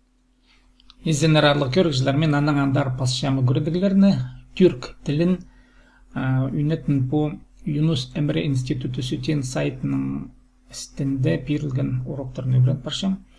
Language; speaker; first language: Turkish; non-native, learner; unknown